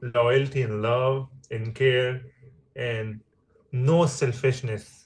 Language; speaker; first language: English; non-native, learner; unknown